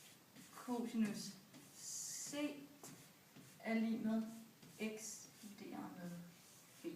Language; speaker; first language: Danish; native; Danish